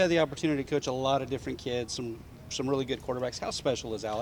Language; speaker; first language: English; native; English